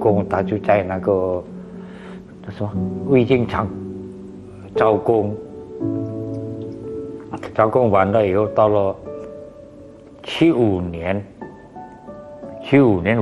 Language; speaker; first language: Chinese; early bilingual, heritage; Chinese